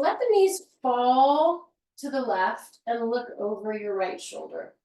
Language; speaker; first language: English; native; English